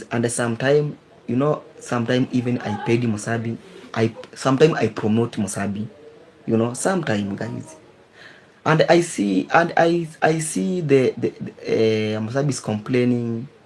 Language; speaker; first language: English; non-native, learner; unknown